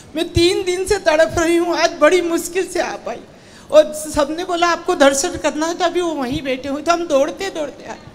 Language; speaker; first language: Hindi; non-native, local second language; Gujarati